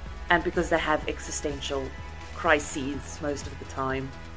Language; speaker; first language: English; non-native, local second language; Afrikaans